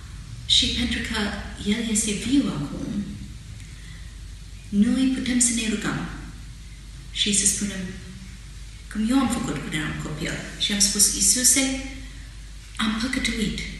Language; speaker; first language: Romanian; non-native, fluent; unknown